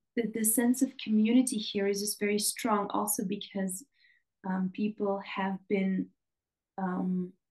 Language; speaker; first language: English; non-native, fluent; Dutch